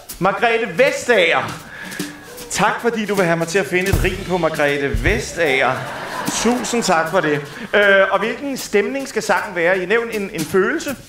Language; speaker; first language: Danish; native; Danish